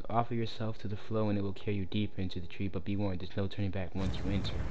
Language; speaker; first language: English; native; English